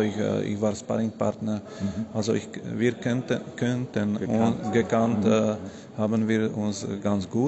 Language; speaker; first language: German; non-native, learner; Slovak